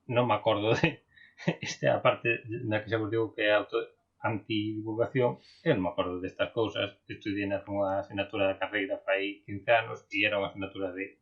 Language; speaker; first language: Galician; non-native, local second language; Spanish